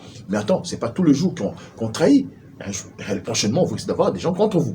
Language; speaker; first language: French; non-native, local second language; Lingala